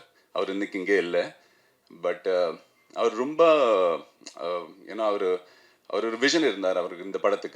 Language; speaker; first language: Tamil; non-native, learner; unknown